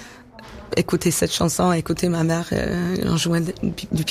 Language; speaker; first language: French; non-native, local second language; English